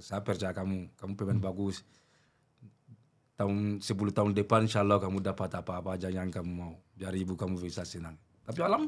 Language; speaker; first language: Indonesian; non-native, learner; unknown